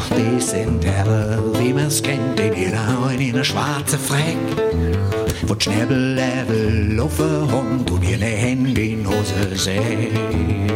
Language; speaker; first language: German; native; German